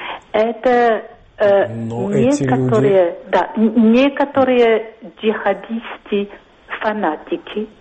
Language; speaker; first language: Russian; non-native, fluent; French